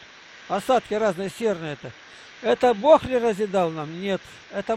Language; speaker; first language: Russian; native; Russian